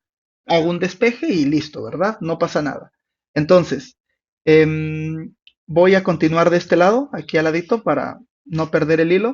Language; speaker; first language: Spanish; native; Spanish